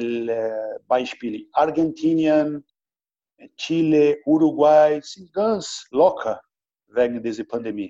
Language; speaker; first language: German; non-native, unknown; Portuguese